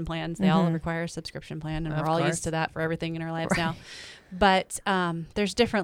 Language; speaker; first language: English; native; English